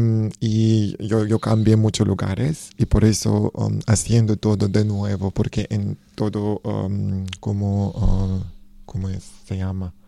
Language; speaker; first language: Spanish; non-native, learner; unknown